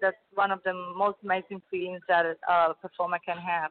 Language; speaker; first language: English; non-native, learner; Spanish